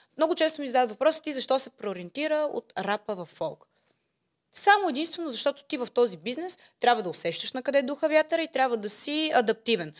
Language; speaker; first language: Bulgarian; native; Bulgarian